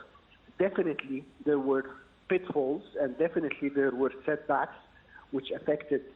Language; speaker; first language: English; non-native, fluent; Arabic